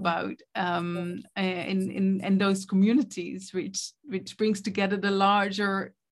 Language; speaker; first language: English; non-native, fluent; Dutch